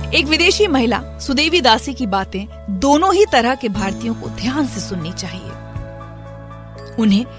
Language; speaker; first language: Hindi; native; Hindi